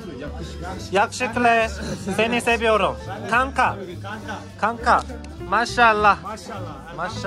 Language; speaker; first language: Turkish; non-native, learner; Korean